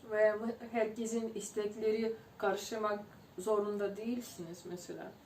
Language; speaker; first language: Turkish; non-native, fluent; Ukrainian